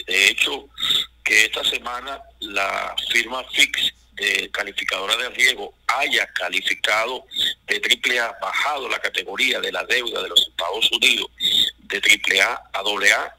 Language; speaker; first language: Spanish; native; Spanish